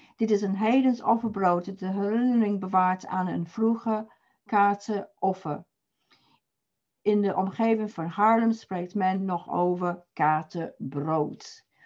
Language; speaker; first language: Dutch; non-native, fluent; English